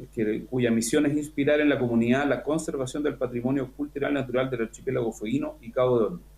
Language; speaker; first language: Spanish; native; Spanish